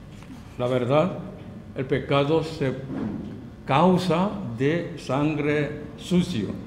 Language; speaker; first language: Spanish; non-native, learner; Korean